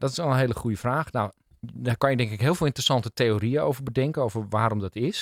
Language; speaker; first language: Dutch; native; Dutch